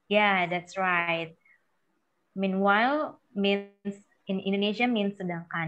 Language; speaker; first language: English; non-native, fluent; Indonesian